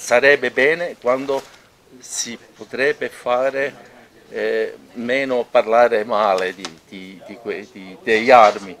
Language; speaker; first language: Italian; non-native, local second language; German